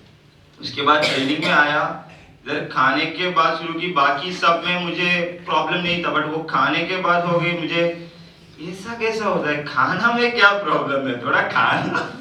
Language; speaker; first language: Hindi; non-native, local second language; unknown